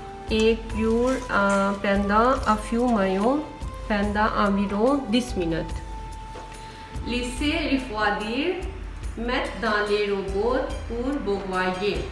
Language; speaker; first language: French; non-native, learner; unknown